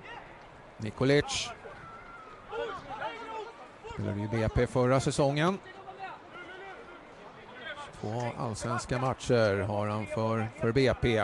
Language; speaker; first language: Swedish; native; Swedish